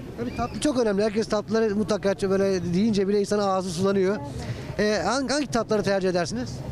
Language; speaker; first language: Turkish; native; Turkish